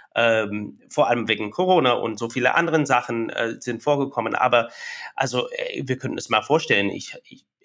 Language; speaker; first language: German; non-native, fluent; English